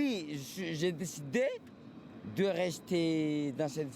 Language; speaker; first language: French; non-native, local second language; Comorian